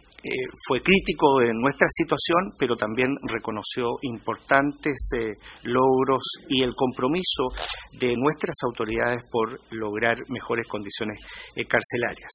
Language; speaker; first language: Spanish; native; Spanish